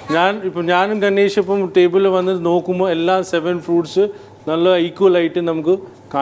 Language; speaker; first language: Malayalam; non-native, learner; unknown